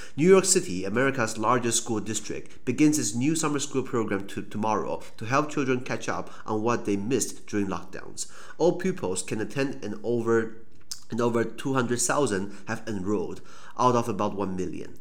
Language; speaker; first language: English; non-native, fluent; Chinese